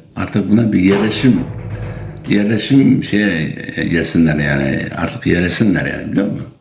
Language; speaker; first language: Turkish; non-native, local second language; Kurdish